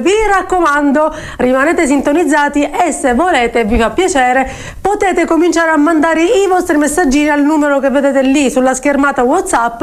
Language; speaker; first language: Italian; native; Italian